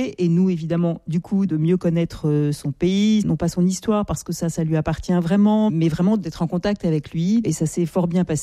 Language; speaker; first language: French; native; French